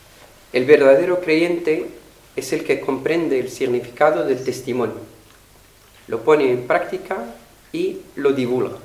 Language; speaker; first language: Spanish; non-native, fluent; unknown